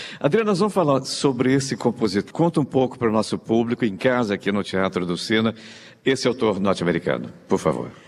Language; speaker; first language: Portuguese; native; Portuguese